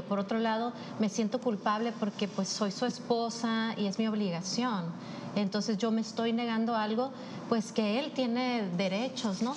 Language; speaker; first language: Spanish; native; Spanish